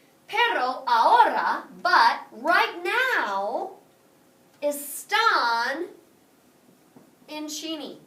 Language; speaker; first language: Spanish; non-native, fluent; English